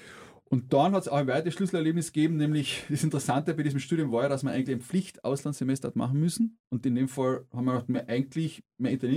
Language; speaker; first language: German; native; German